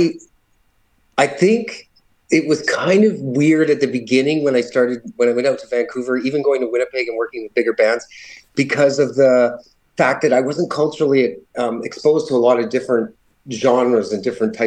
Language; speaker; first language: English; native; English